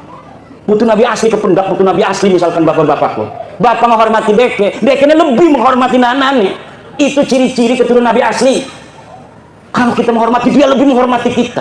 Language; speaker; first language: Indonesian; non-native, local second language; Javanese